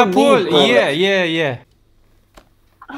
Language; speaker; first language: English; non-native, learner; Russian